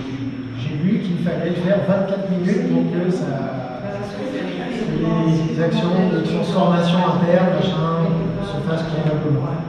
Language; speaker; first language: French; native; French